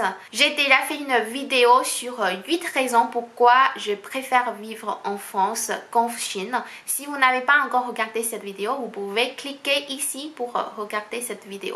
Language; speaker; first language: French; non-native, fluent; Chinese